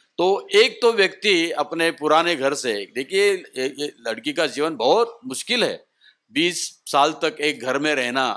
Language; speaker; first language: Hindi; non-native, local second language; Marathi